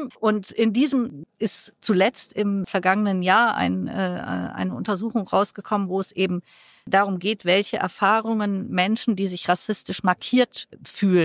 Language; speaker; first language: German; native; German